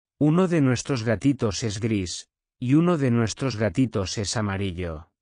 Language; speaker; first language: Spanish; non-native, learner; Turkish